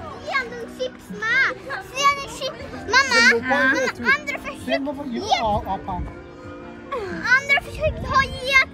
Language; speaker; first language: Swedish; early bilingual, other home language; Persian